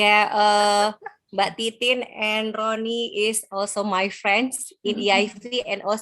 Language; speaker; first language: English; non-native, fluent; Indonesian